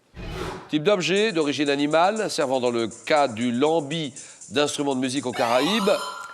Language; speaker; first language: French; native; French